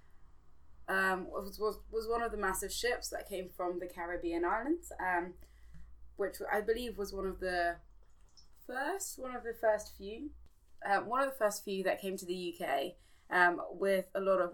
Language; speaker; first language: English; native; English